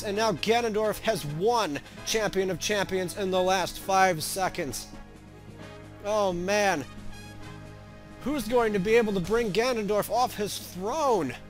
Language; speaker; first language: English; native; English